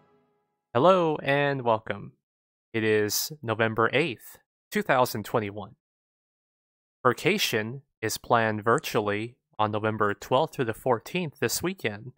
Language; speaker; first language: English; native; English